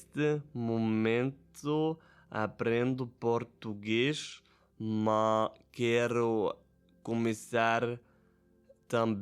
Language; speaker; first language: Portuguese; non-native, learner; German